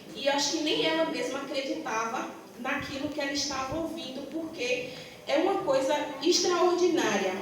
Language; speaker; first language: Portuguese; native; Portuguese